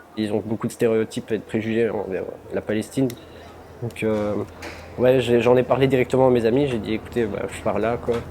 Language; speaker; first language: French; early bilingual, other home language; Russian